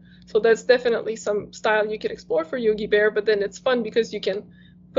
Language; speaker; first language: English; non-native, fluent; French